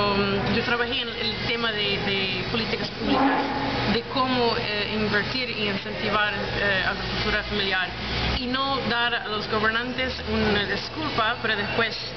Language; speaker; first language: Spanish; non-native, fluent; English